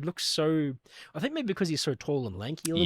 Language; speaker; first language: English; native; English